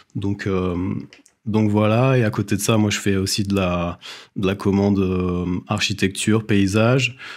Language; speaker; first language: French; native; French